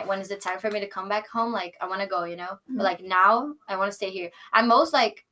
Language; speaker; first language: English; non-native, learner; Portuguese